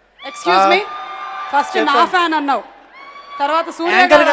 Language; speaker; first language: Telugu; native; Telugu